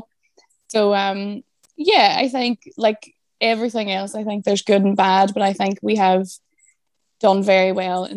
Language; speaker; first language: English; native; English